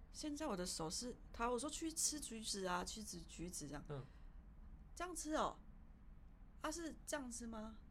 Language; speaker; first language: Chinese; early bilingual, heritage; Chinese